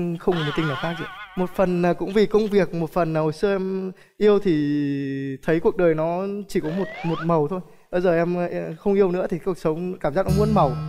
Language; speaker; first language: Vietnamese; native; Vietnamese